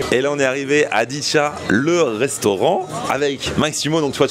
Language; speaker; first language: French; native; French